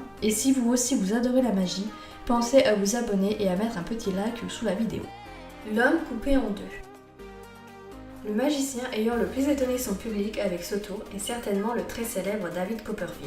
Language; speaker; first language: French; native; French